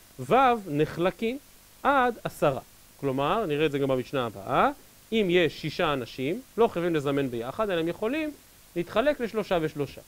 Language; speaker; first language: Hebrew; native; Hebrew